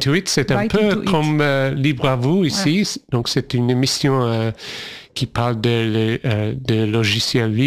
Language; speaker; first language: French; non-native, fluent; English